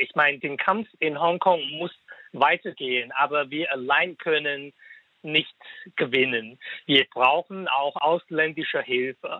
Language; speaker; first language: German; non-native, fluent; Cantonese